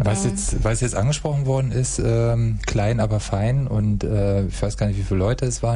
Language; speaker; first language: German; native; German